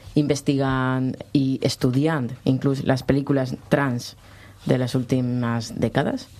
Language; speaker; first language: Catalan; non-native, local second language; Spanish